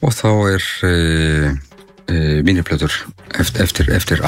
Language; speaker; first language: Icelandic; non-native, learner; Spanish